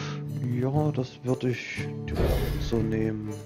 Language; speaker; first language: German; native; German